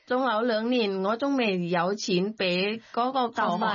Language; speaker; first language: Cantonese; non-native, learner; Thai